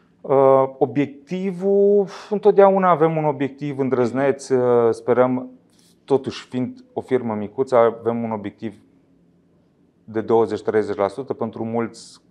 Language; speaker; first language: Romanian; native; Romanian